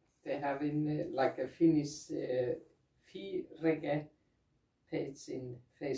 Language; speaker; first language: English; non-native, learner; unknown